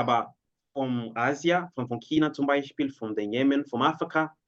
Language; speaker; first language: German; non-native, learner; Portuguese